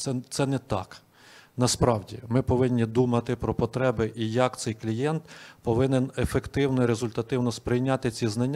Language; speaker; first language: Ukrainian; native; Ukrainian